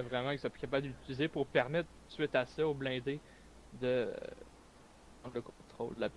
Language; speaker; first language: French; native; French